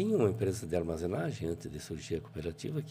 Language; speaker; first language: Portuguese; native; Portuguese